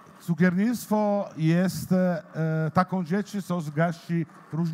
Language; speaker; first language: Polish; non-native, learner; Italian